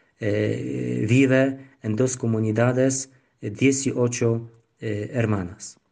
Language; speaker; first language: Spanish; non-native, learner; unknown